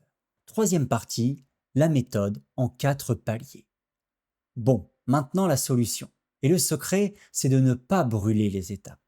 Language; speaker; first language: French; native; French